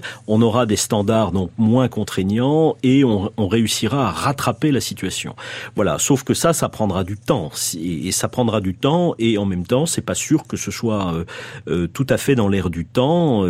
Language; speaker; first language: French; native; French